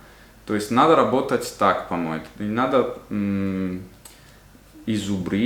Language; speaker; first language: Russian; non-native, fluent; Italian